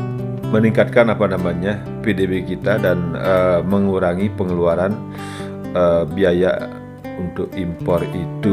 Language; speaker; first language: Indonesian; native; Indonesian